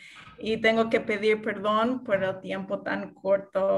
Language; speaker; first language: Spanish; non-native, fluent; English